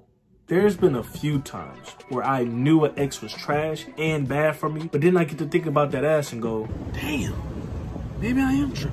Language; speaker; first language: English; native; English